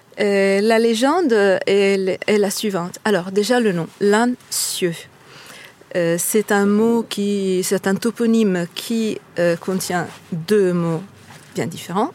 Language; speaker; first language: French; non-native, fluent; Italian